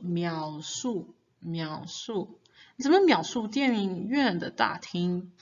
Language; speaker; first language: Chinese; non-native, fluent; English